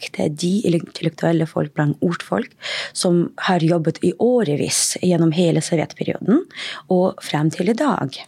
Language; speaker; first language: Norwegian; non-native, fluent; Russian